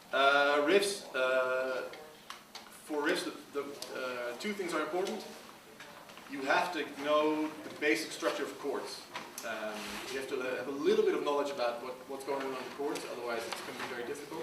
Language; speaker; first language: English; non-native, fluent; Dutch